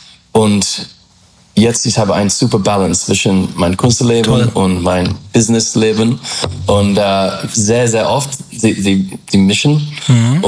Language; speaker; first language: German; non-native, learner; English